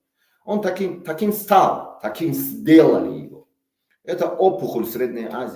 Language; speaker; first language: Russian; non-native, local second language; Tajik